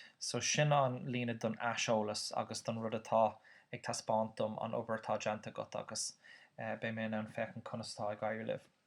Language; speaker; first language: Irish; native; Irish